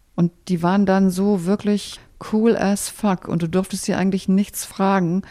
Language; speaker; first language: German; native; German